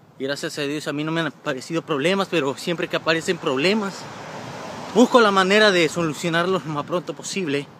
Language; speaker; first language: Spanish; native; Spanish